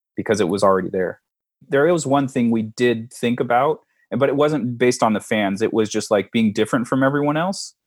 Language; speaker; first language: English; native; English